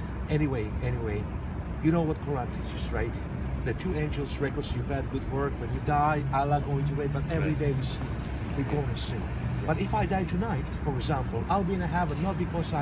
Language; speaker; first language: English; non-native, learner; Russian